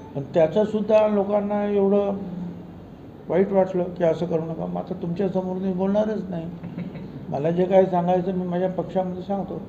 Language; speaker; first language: Marathi; native; Marathi